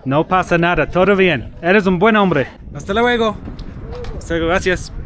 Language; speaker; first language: Spanish; non-native, learner; English